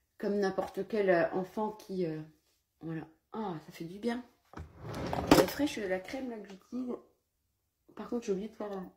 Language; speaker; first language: French; early bilingual, other home language; Portuguese